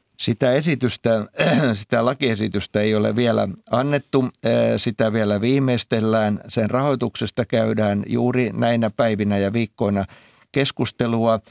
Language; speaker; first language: Finnish; native; Finnish